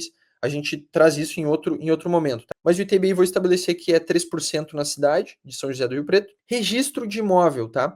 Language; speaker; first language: Portuguese; native; Portuguese